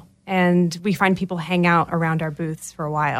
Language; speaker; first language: English; native; English